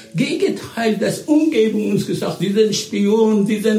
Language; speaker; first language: German; non-native, learner; Persian